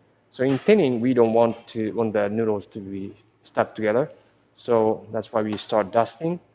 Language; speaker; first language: English; non-native, fluent; Japanese